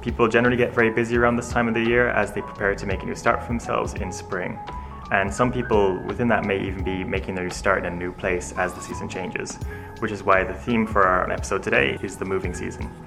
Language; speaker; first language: English; native; English